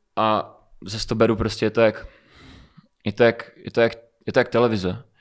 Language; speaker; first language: Czech; early bilingual, other home language; Romanian